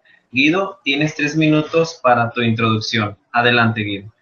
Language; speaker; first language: Spanish; native; Spanish